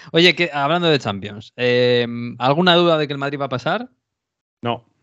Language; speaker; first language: Spanish; native; Spanish